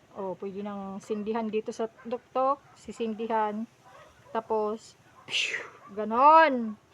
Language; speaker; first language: Filipino; non-native, local second language; Waray